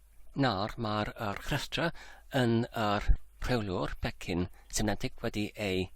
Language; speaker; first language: Welsh; non-native, learner; English